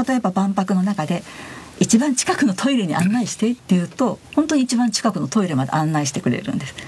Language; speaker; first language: Japanese; native; Japanese